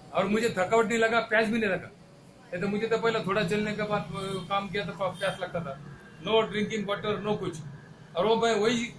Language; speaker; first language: Hindi; non-native, local second language; Marathi